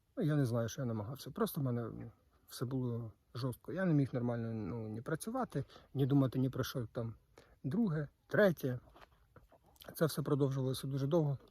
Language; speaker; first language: Ukrainian; native; Ukrainian